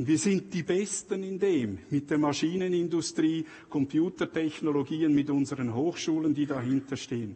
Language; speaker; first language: German; native; German